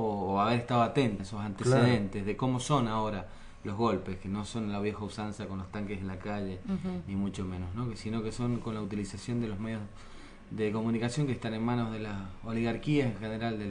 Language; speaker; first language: Spanish; native; Spanish